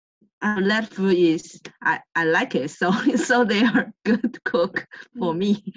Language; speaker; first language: English; non-native, learner; Chinese